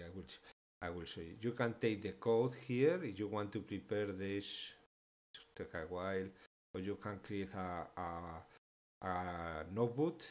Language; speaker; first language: English; non-native, fluent; Spanish